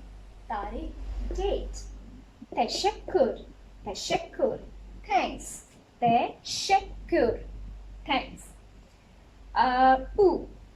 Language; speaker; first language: Turkish; non-native, fluent; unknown